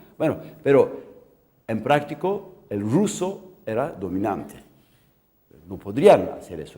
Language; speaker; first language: Spanish; non-native, local second language; Kurdish